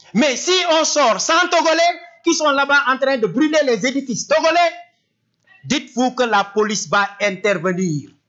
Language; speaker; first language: French; non-native, local second language; Wolof